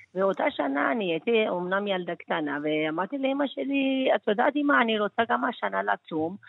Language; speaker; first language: Hebrew; early bilingual, other home language; Persian